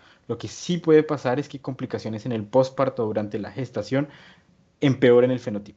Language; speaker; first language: Spanish; native; Spanish